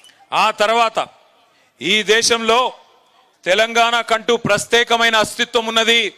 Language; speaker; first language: Telugu; native; Telugu